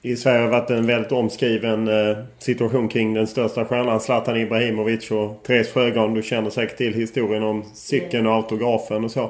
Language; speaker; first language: Swedish; native; Swedish